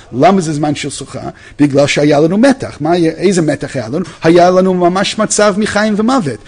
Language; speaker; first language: Hebrew; non-native, fluent; English